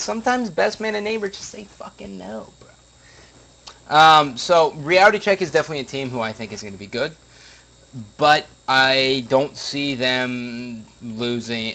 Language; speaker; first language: English; native; English